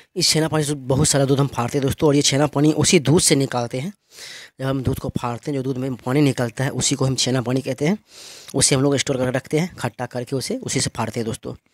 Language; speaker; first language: Hindi; native; Hindi